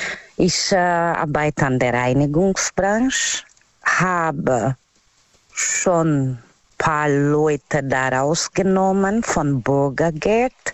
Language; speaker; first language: German; non-native, learner; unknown